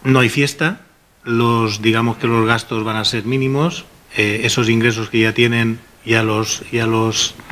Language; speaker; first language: Spanish; non-native, local second language; Catalan